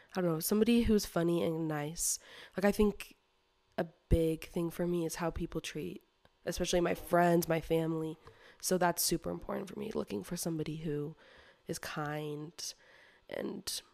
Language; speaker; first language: English; native; English